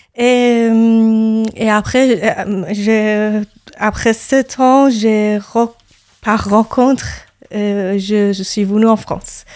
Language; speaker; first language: French; non-native, fluent; Persian